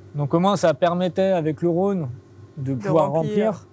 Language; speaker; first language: French; native; French